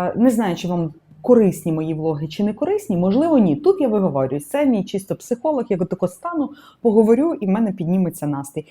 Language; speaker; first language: Ukrainian; native; Ukrainian